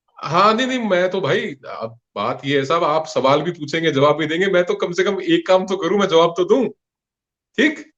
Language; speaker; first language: Hindi; non-native, local second language; Punjabi